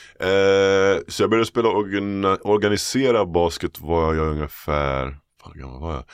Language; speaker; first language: Swedish; native; Swedish